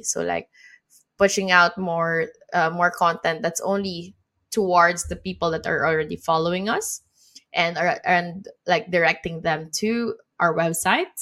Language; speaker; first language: English; non-native, local second language; Filipino